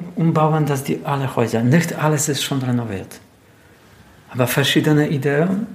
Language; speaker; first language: German; non-native, learner; Polish